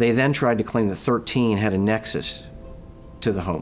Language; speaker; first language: English; native; English